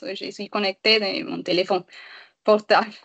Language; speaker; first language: French; non-native, learner; Spanish